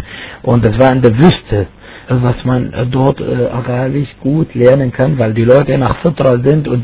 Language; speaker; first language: German; non-native, fluent; Arabic